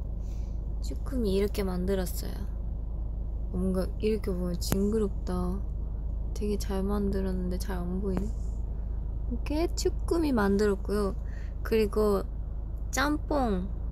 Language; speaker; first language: Korean; non-native, fluent; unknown